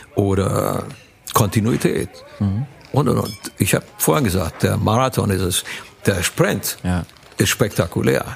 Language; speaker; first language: German; early bilingual, other home language; Romanian